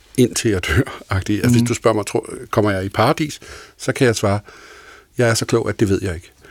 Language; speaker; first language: Danish; native; Danish